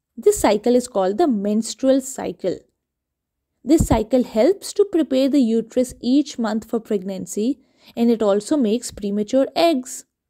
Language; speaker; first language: English; non-native, local second language; Urdu